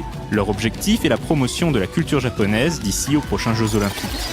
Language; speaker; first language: French; native; French